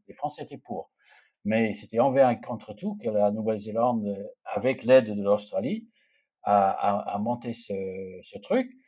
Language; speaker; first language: French; non-native, fluent; English